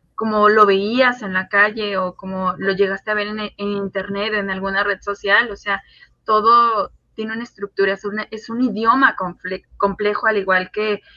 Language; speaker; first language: Spanish; native; Spanish